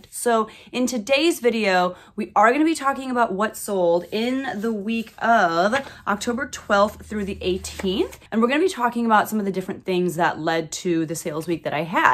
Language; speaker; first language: English; native; English